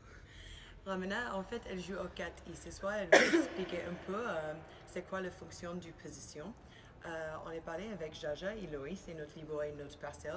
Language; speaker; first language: French; non-native, learner; Spanish